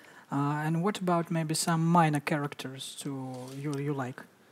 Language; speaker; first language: English; non-native, fluent; Russian